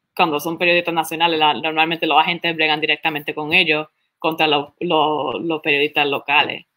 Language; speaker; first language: Spanish; early bilingual, heritage; Spanish